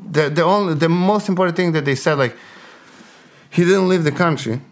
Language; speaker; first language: English; non-native, fluent; Ukrainian